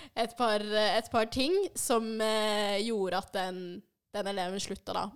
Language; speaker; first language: Norwegian; early bilingual, other home language; Swahili